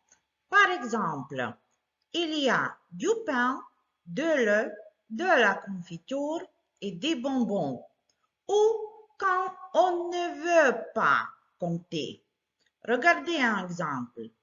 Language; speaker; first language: French; non-native, fluent; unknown